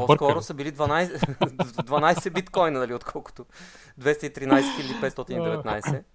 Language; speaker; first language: Bulgarian; native; Bulgarian